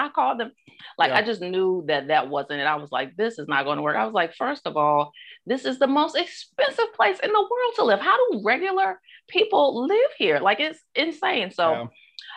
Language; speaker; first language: English; native; English